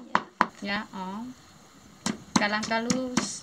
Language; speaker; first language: English; non-native, learner; Thai